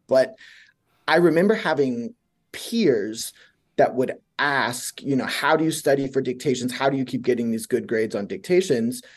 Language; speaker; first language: English; native; English